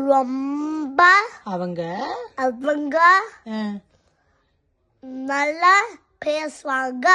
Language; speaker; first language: Tamil; early bilingual, heritage; Tamil